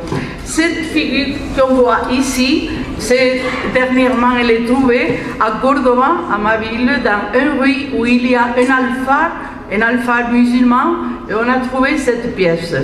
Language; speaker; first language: French; non-native, fluent; Spanish